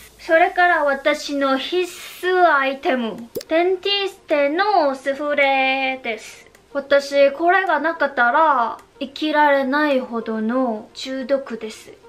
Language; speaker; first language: Japanese; non-native, learner; Korean